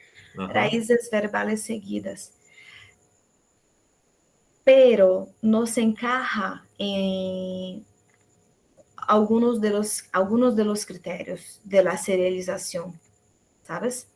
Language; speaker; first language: Spanish; non-native, fluent; Portuguese